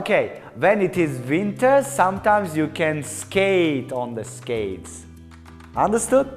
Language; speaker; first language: English; non-native, learner; Tajik